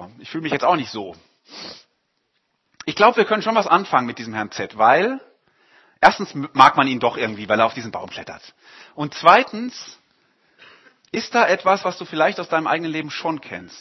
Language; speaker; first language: German; native; German